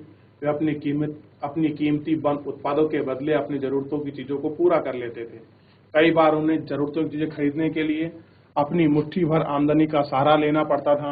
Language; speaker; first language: Hindi; native; Hindi